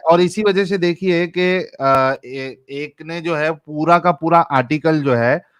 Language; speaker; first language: Hindi; native; Hindi